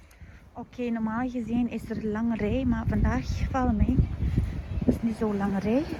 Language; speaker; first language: Dutch; non-native, fluent; Tibetan